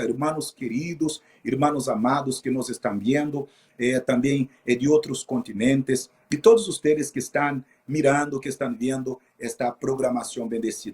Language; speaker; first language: Spanish; non-native, fluent; Portuguese